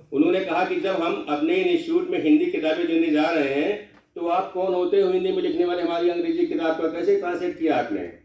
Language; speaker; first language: Hindi; non-native, local second language; Bhojpuri